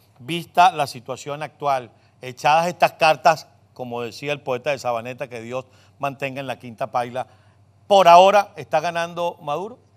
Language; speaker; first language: Spanish; native; Spanish